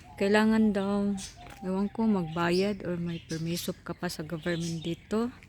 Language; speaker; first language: Filipino; non-native, local second language; Cebuano